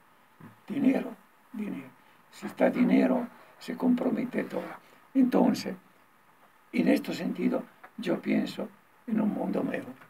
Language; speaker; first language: Spanish; non-native, learner; Italian